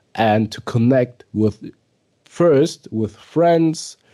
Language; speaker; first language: English; early bilingual, other home language; German